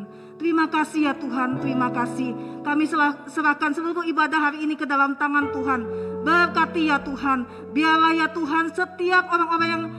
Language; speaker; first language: Malay; native; Malay